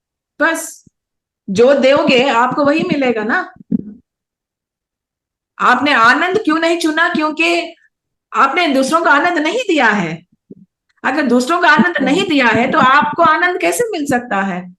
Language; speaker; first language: Hindi; non-native, local second language; Telugu